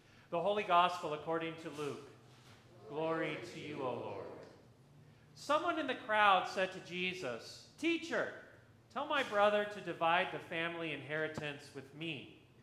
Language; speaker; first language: English; native; English